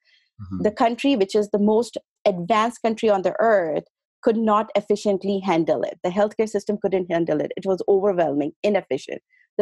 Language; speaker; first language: English; non-native, local second language; Hindi